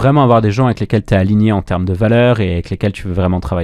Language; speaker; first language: French; native; French